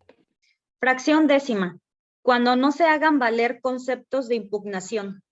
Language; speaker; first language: Spanish; native; Spanish